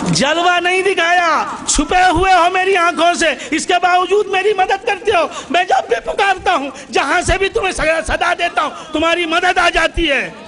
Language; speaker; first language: Urdu; native; Urdu